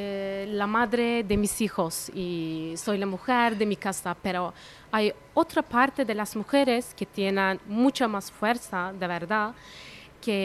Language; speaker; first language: Spanish; non-native, fluent; Turkish